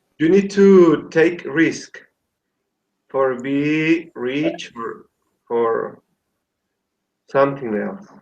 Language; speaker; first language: English; non-native, learner; Spanish